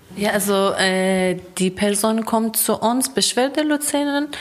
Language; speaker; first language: German; non-native, fluent; Persian